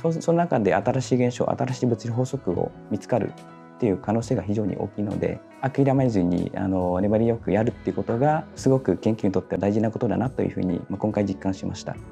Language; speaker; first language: Japanese; non-native, fluent; Vietnamese